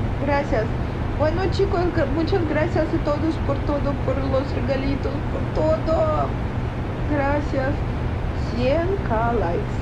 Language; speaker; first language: Spanish; non-native, fluent; Ukrainian